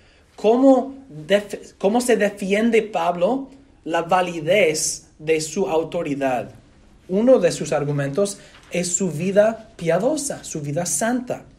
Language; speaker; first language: Spanish; non-native, fluent; English